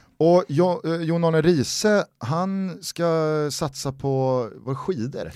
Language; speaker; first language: Swedish; native; Swedish